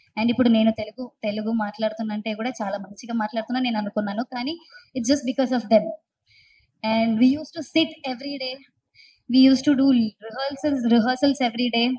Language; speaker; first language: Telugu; non-native, learner; Malayalam